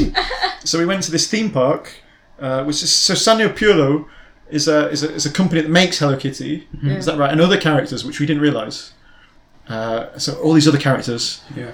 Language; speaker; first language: English; native; English